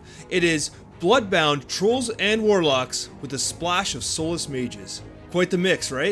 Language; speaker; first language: English; native; English